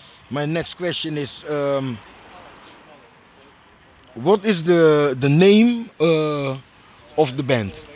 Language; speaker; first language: English; non-native, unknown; Dutch